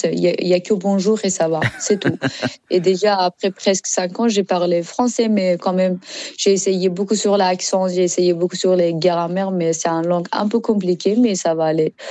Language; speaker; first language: French; non-native, learner; Persian